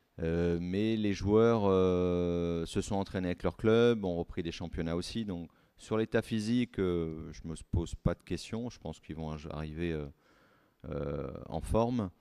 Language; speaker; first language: French; native; French